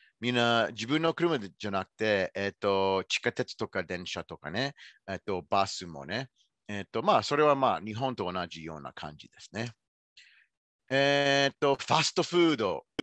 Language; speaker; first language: Japanese; non-native, fluent; English